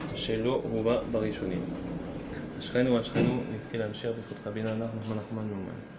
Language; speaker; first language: Hebrew; non-native, fluent; English